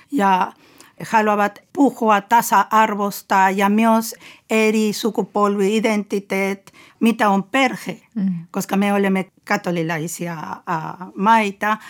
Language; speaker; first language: Finnish; non-native, fluent; Spanish